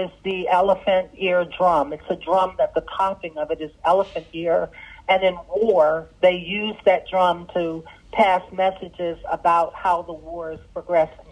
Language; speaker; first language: English; early bilingual, other home language; Arabic